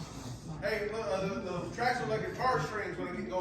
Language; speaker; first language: English; native; English